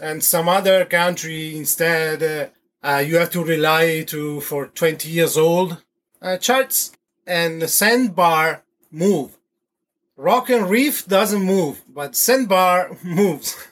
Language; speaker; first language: English; non-native, fluent; Italian